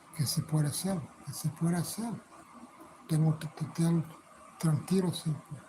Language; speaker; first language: Spanish; non-native, fluent; English